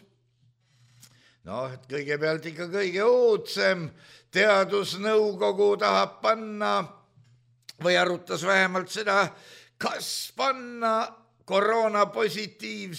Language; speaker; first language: Estonian; native; Estonian